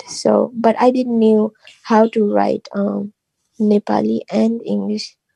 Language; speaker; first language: English; non-native, local second language; Nepali